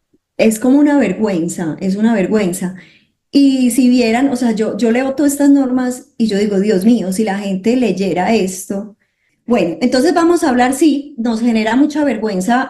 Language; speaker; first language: Spanish; native; Spanish